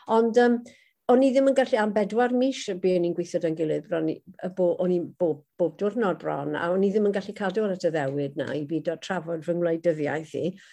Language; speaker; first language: Welsh; native; Welsh